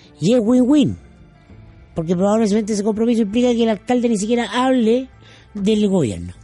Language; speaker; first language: Spanish; native; Spanish